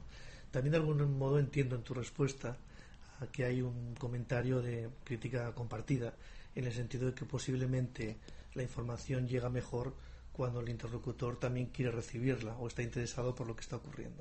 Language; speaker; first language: Spanish; native; Spanish